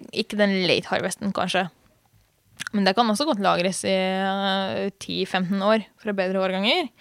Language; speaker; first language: Norwegian; non-native, fluent; Hungarian